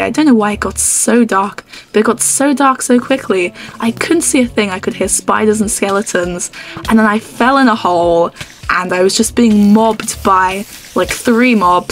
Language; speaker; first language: English; native; English